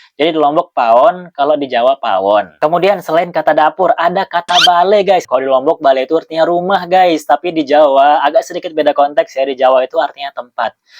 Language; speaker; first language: Indonesian; non-native, local second language; Sasak